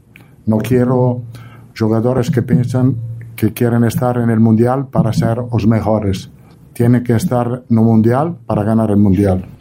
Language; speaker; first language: Spanish; non-native, fluent; Italian